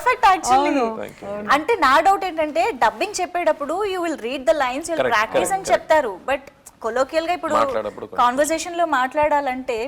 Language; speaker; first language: Telugu; native; Telugu